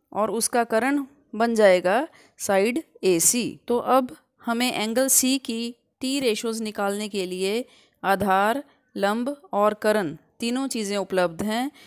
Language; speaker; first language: Hindi; non-native, local second language; Punjabi